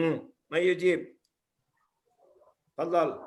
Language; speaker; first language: Arabic; non-native, fluent; Indonesian